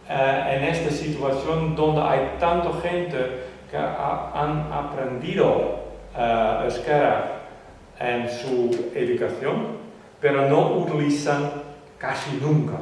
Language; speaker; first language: Spanish; non-native, fluent; Dutch